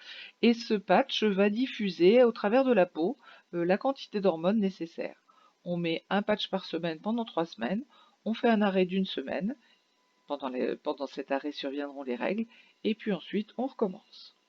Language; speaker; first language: French; native; French